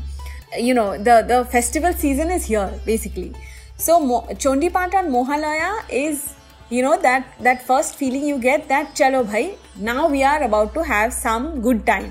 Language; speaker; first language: English; non-native, local second language; Bangla